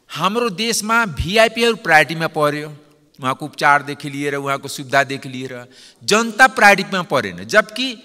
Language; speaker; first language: Nepali; non-native, local second language; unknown